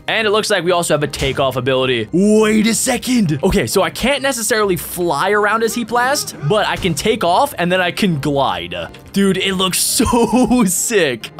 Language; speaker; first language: English; native; English